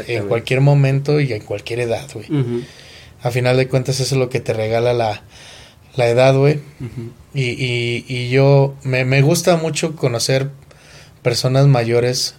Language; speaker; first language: Spanish; native; Spanish